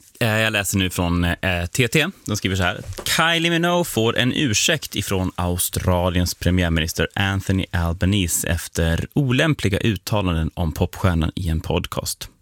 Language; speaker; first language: Swedish; native; Swedish